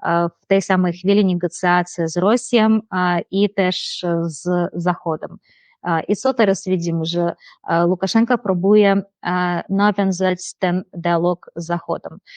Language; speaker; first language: Polish; non-native, fluent; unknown